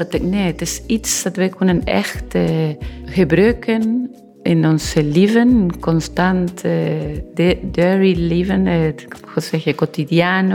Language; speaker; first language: Dutch; non-native, learner; Spanish